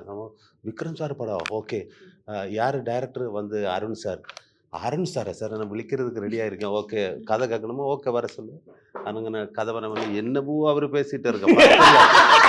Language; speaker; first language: Tamil; non-native, learner; Malayalam